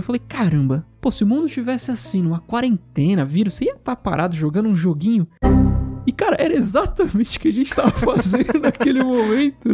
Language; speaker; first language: Portuguese; native; Portuguese